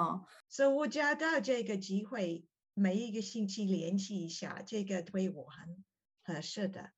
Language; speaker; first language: Chinese; non-native, learner; English